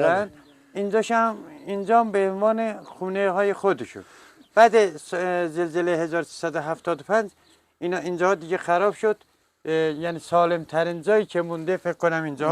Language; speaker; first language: Persian; non-native, local second language; Azerbaijani